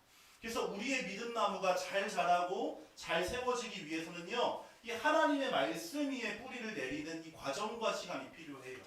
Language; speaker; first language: Korean; native; Korean